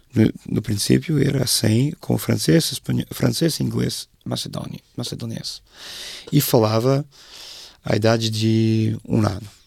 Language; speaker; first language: Portuguese; non-native, fluent; English